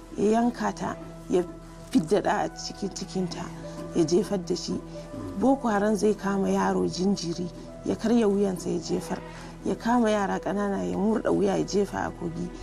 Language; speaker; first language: Hausa; native; Hausa